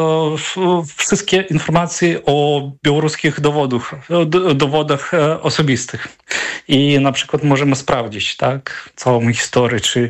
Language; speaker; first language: Polish; non-native, fluent; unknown